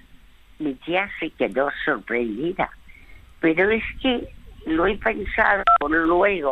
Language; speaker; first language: Spanish; early bilingual, other home language; French